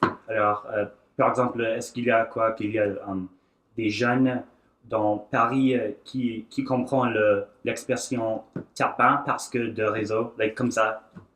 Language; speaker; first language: French; non-native, learner; English